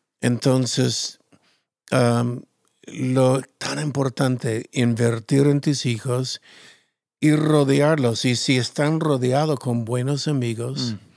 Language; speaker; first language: Spanish; non-native, fluent; English